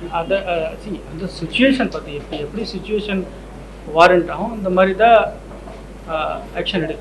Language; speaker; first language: Tamil; non-native, local second language; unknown